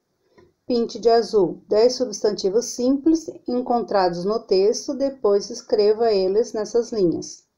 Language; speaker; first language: Portuguese; native; Portuguese